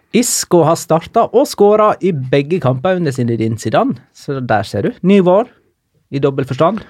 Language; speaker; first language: Norwegian; native; Norwegian